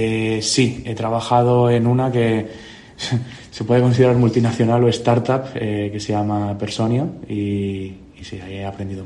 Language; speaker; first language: Spanish; native; Spanish